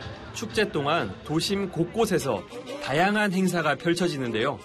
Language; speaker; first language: Korean; native; Korean